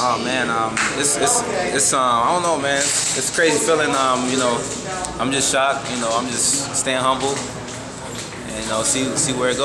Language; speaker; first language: English; native; English